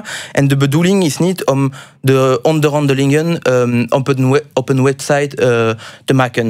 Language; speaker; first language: Dutch; non-native, local second language; French